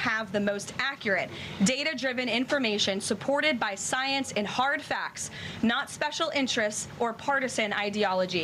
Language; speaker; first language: English; native; English